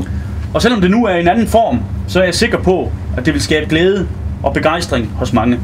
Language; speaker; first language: Danish; native; Danish